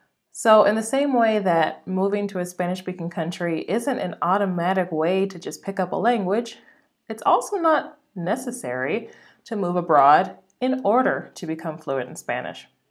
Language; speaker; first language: English; native; English